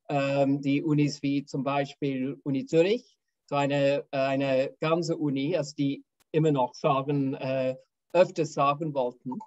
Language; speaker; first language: German; non-native, fluent; English